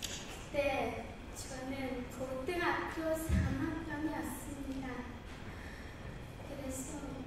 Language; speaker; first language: Korean; non-native, learner; Khmer